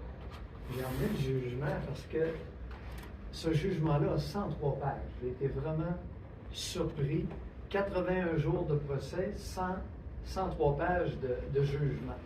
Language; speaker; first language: French; native; French